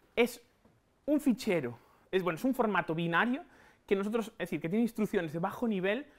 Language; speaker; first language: Spanish; native; Spanish